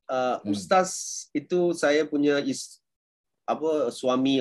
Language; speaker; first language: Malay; non-native, local second language; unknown